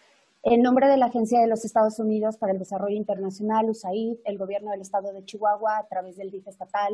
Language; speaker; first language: Spanish; native; Spanish